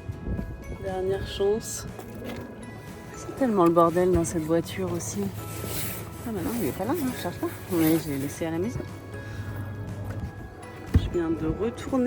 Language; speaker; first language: French; native; French